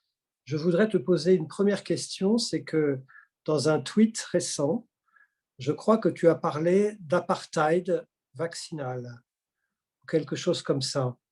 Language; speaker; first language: French; native; French